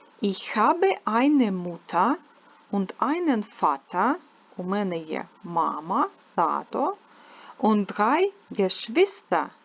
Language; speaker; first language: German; non-native, fluent; Ukrainian